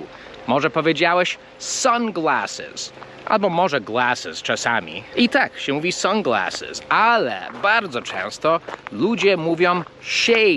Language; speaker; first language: Polish; non-native, fluent; English